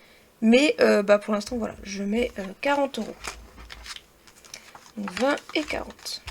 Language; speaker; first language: French; native; French